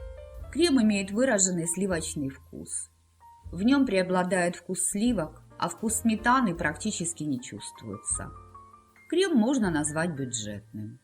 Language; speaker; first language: Russian; native; Russian